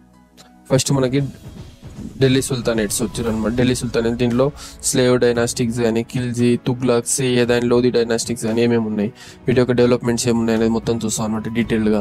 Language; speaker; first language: Telugu; native; Telugu